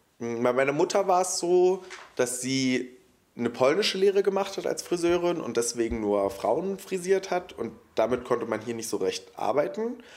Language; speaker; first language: German; early bilingual, other home language; Polish